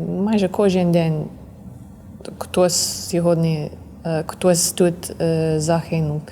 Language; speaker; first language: Ukrainian; non-native, learner; English